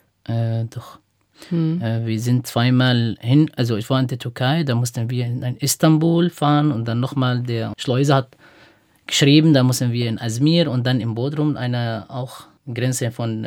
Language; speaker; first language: German; non-native, fluent; Arabic